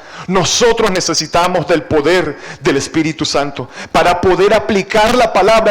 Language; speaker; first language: Spanish; native; Spanish